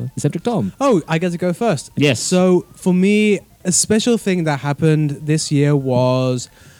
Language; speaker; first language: English; native; English